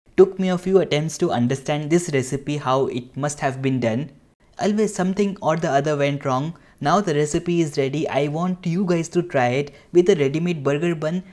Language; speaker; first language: English; non-native, local second language; Hindi